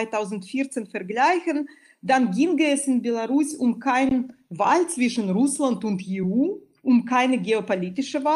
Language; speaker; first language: German; non-native, fluent; Russian